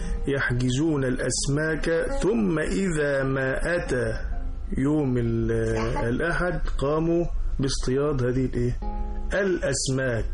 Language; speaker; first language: Arabic; native; Arabic